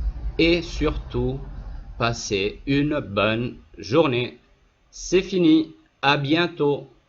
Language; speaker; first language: French; non-native, fluent; Spanish